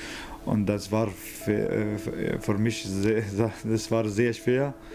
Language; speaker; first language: German; non-native, learner; Arabic